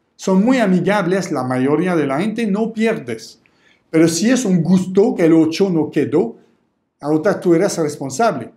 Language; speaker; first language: Spanish; non-native, fluent; French